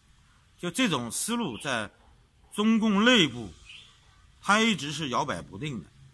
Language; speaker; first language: Chinese; native; Chinese